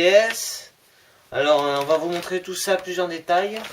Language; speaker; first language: French; native; French